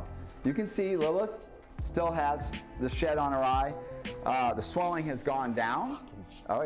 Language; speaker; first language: English; native; English